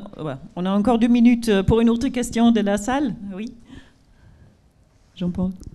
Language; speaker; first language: French; non-native, fluent; German